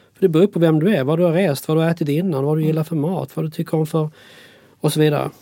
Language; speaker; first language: Swedish; native; Swedish